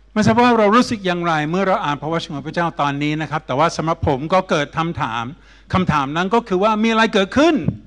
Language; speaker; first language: Thai; non-native, fluent; English